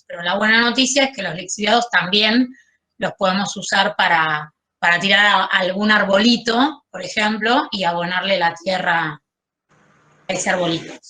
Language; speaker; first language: Spanish; native; Spanish